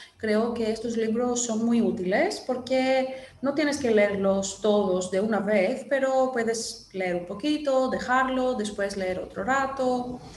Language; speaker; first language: Spanish; non-native, fluent; Greek